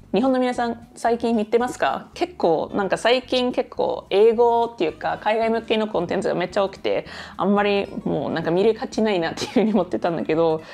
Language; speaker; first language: Japanese; non-native, fluent; English